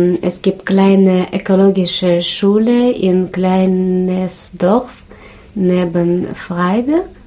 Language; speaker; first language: German; non-native, learner; Russian